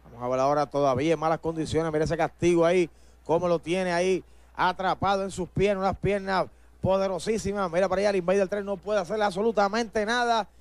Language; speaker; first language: Spanish; native; Spanish